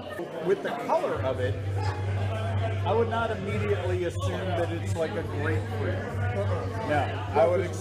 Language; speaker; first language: English; native; English